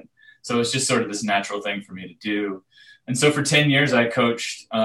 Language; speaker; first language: English; native; English